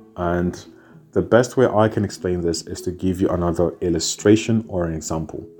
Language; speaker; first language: English; native; English